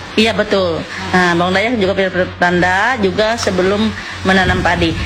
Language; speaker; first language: Indonesian; non-native, local second language; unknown